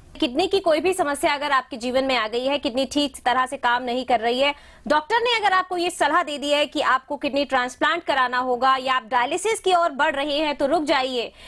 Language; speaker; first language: Hindi; native; Hindi